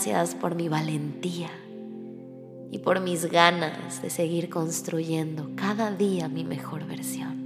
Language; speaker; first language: Spanish; native; Spanish